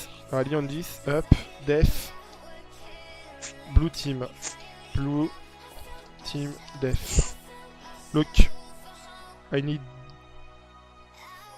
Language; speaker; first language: English; non-native, learner; French